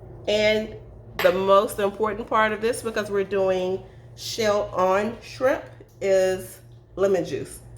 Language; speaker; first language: English; native; English